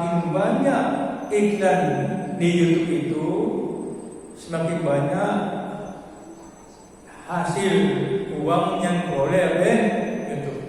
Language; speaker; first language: Indonesian; native; Indonesian